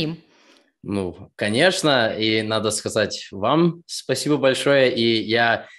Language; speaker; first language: Russian; early bilingual, heritage; Russian